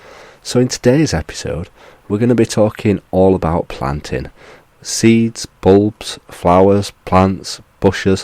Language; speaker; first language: English; native; English